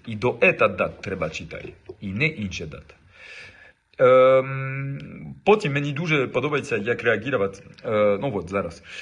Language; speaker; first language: Ukrainian; non-native, learner; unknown